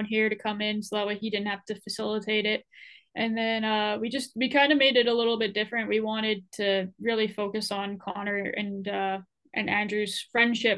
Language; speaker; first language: English; native; English